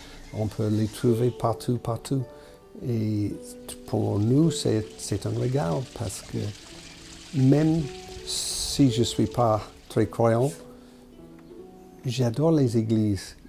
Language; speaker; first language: French; non-native, fluent; English